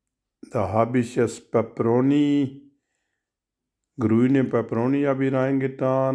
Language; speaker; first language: German; non-native, learner; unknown